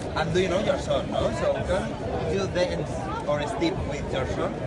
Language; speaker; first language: English; non-native, learner; Spanish